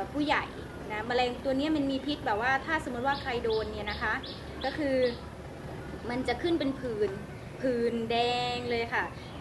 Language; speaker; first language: Thai; non-native, local second language; Khmer